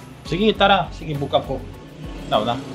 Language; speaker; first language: Filipino; non-native, learner; Korean